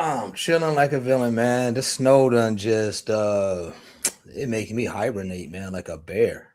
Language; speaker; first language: English; native; English